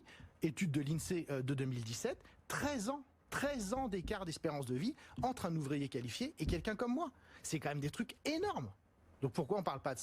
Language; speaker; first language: French; native; French